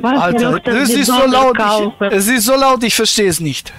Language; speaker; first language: German; native; German